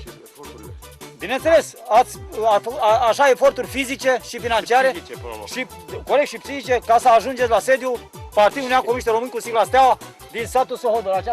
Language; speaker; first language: Romanian; native; Romanian